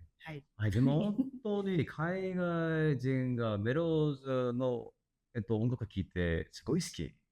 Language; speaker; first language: Japanese; non-native, learner; English